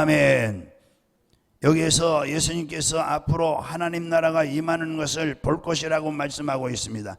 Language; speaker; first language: Korean; native; Korean